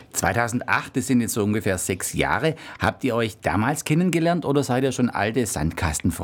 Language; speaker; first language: German; native; German